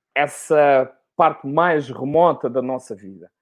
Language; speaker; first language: Portuguese; non-native, local second language; Kabuverdianu